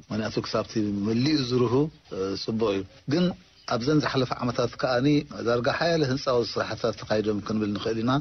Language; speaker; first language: Tigrinya; native; Tigrinya